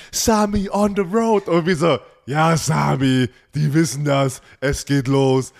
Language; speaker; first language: German; native; German